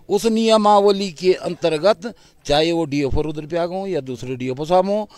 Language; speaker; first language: Hindi; native; Hindi